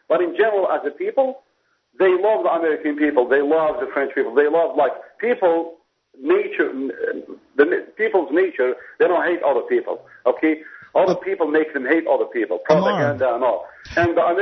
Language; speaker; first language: English; non-native, fluent; Berber languages